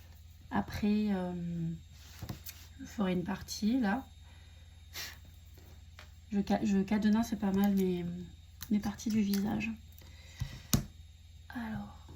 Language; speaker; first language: French; native; French